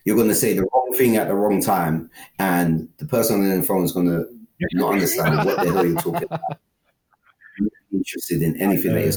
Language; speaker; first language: English; native; English